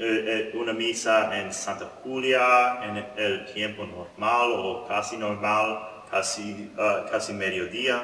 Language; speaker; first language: Spanish; non-native, learner; English